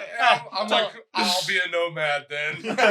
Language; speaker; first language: English; native; English